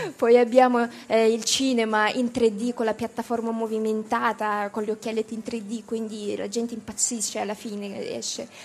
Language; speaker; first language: Italian; non-native, fluent; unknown